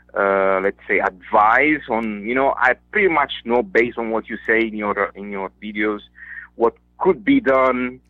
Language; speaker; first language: English; non-native, fluent; Italian